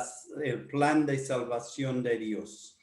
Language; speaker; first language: Spanish; non-native, fluent; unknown